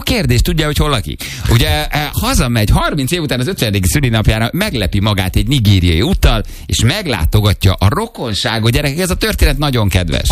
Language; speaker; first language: Hungarian; native; Hungarian